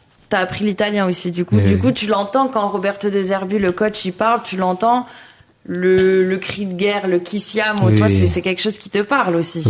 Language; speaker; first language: French; native; French